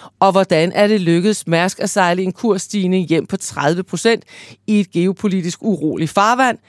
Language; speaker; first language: Danish; native; Danish